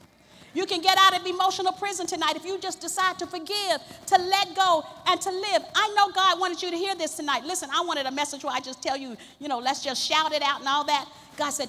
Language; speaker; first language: English; native; English